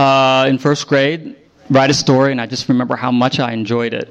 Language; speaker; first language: English; native; English